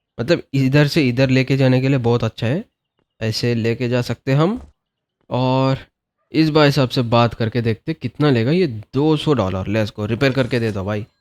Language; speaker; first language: Hindi; non-native, local second language; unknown